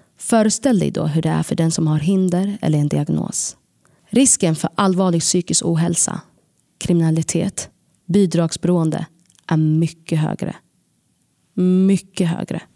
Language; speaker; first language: Swedish; early bilingual, other home language; Tigrinya